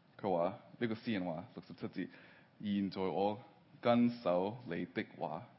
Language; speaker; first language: Cantonese; early bilingual, heritage; Cantonese